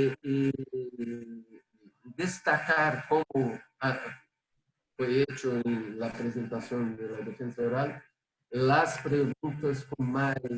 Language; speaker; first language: Spanish; non-native, fluent; Portuguese